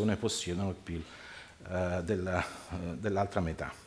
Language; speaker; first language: Italian; native; Italian